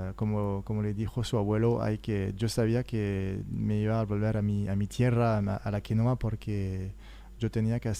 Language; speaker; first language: Spanish; non-native, fluent; French